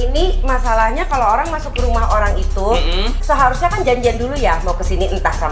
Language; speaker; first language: Indonesian; native; Indonesian